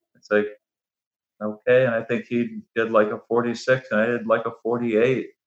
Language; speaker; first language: English; native; English